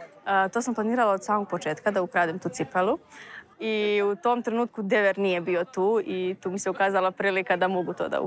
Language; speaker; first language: Serbian; native; Serbian